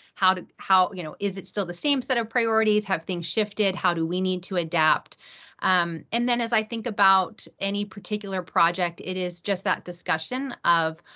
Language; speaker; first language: English; native; English